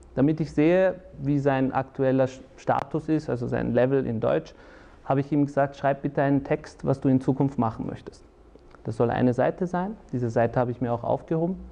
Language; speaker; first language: German; early bilingual, other home language; Turkish